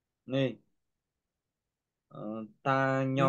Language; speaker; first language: Korean; non-native, learner; Vietnamese